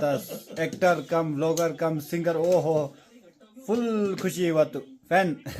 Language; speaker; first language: Kannada; non-native, fluent; Ladakhi